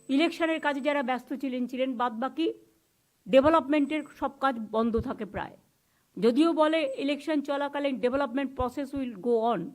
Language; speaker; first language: Bangla; native; Bangla